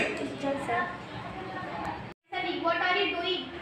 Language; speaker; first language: English; non-native, learner; Hindi